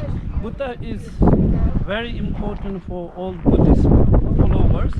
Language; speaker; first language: English; non-native, learner; Tibetan